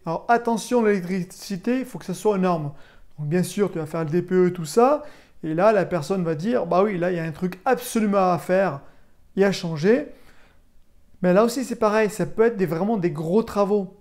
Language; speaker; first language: French; native; French